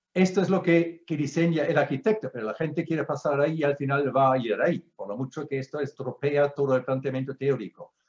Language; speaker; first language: Spanish; non-native, fluent; German